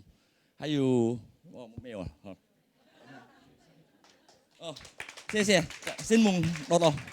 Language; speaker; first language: Chinese; early bilingual, heritage; Hakka Chinese